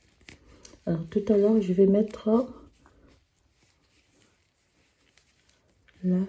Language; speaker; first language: French; native; French